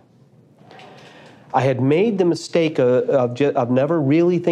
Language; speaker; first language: English; native; English